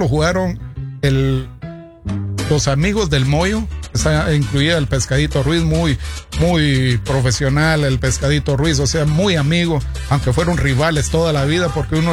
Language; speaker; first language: Spanish; native; Spanish